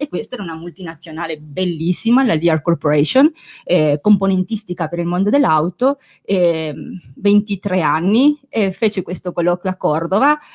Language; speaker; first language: Italian; non-native, fluent; Spanish